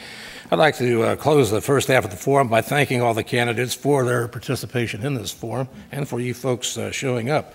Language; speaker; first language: English; native; English